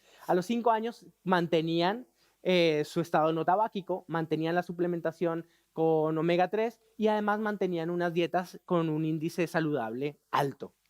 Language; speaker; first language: Spanish; native; Spanish